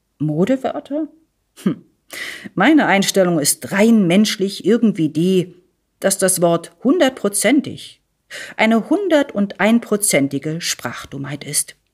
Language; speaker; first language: German; early bilingual, other home language; Italian